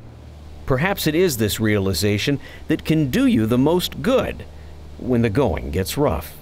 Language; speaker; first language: English; native; English